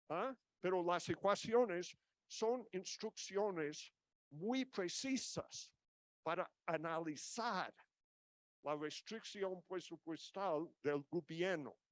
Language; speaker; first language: Spanish; non-native, fluent; English